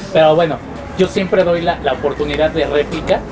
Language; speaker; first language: Spanish; native; Spanish